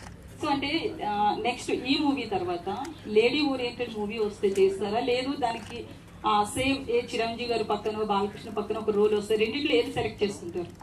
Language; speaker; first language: Telugu; native; Telugu